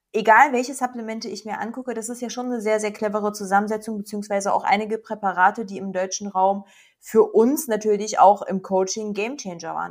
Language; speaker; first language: German; native; German